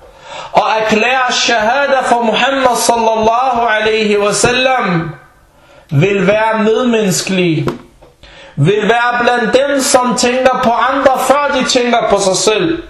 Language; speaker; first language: Danish; non-native, fluent; Arabic